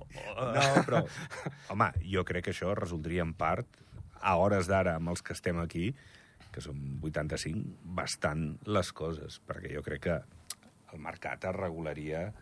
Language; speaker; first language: Catalan; native; Catalan